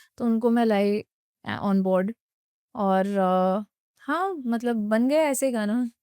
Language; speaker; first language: Hindi; non-native, local second language; Gujarati